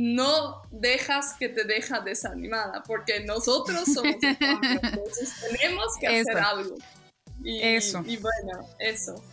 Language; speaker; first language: Spanish; non-native, fluent; Dutch